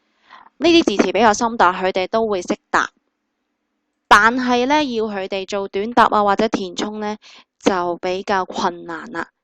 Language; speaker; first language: Cantonese; native; Cantonese